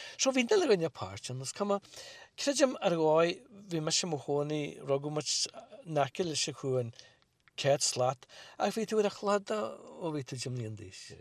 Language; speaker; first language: Irish; native; Irish